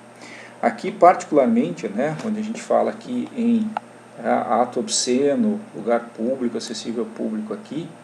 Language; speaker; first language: Portuguese; native; Portuguese